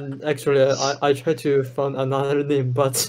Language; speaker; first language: English; non-native, learner; Chinese